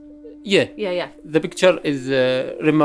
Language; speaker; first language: English; non-native, learner; Arabic